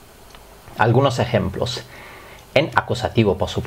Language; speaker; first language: Spanish; non-native, fluent; German